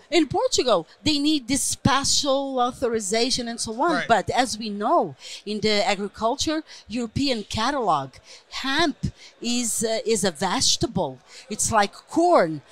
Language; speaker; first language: English; non-native, fluent; Portuguese